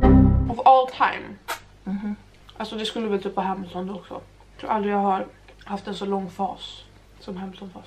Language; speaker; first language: Swedish; native; Swedish